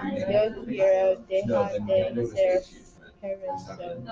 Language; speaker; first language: Spanish; non-native, learner; English